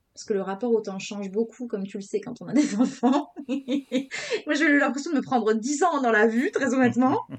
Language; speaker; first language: French; native; French